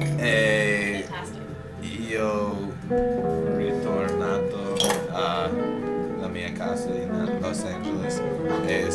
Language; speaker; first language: Italian; non-native, learner; English